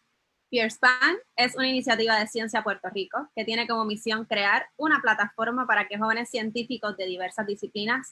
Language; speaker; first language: Spanish; native; Spanish